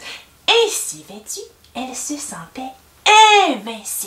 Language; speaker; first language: French; native; French